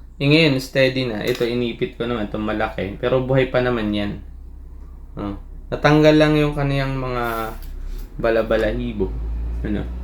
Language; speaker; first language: Filipino; native; Filipino